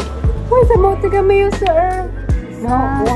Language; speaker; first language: Chinese; non-native, learner; Filipino